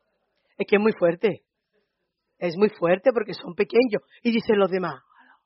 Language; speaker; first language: Spanish; native; Spanish